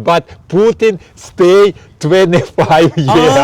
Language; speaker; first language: English; non-native, learner; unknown